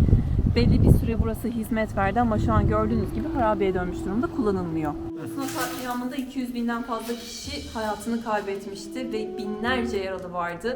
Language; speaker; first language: Turkish; native; Turkish